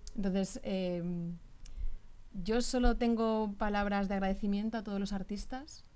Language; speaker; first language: Spanish; native; Spanish